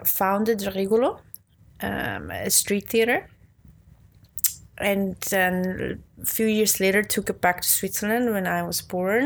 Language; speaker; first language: English; non-native, fluent; Swiss German